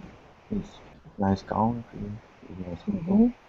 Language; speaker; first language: English; non-native, learner; Russian